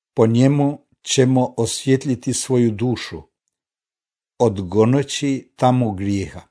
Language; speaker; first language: Croatian; non-native, fluent; Albanian